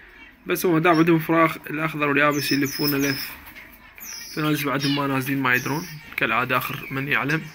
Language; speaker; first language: Arabic; native; Arabic